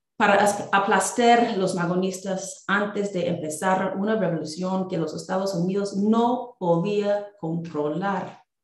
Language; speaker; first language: Spanish; non-native, fluent; English